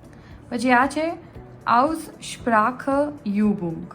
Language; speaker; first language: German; non-native, fluent; Gujarati